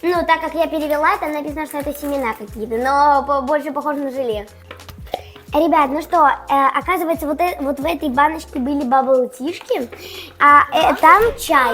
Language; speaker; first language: Russian; native; Russian